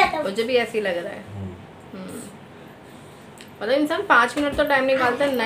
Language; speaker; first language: Hindi; native; Hindi